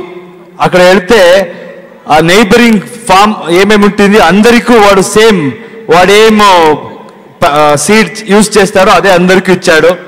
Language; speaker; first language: Telugu; non-native, learner; Kannada